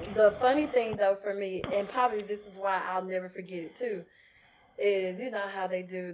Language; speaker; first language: English; native; English